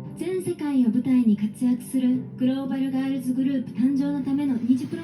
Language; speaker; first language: Japanese; native; Japanese